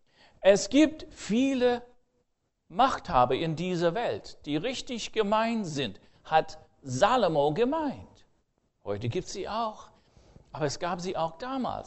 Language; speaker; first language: German; non-native, fluent; English